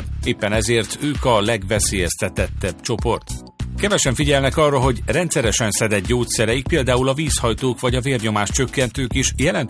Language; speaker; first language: Hungarian; native; Hungarian